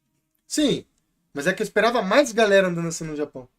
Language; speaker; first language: Portuguese; native; Portuguese